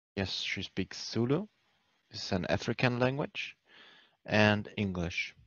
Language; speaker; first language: English; non-native, fluent; German